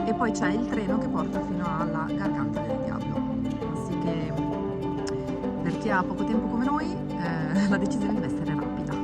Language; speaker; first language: Italian; native; Italian